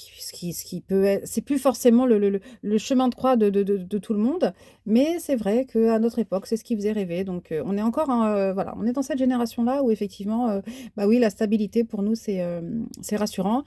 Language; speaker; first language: French; native; French